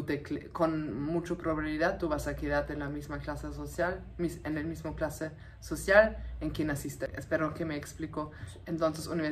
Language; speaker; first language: Spanish; non-native, fluent; German